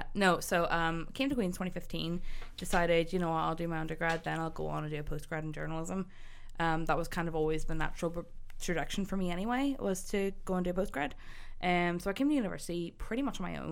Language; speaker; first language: English; native; English